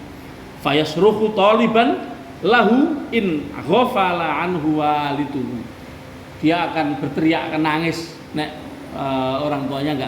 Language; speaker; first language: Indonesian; non-native, local second language; Javanese